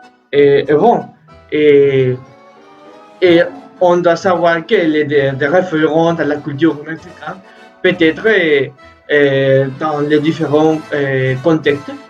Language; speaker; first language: French; non-native, learner; Spanish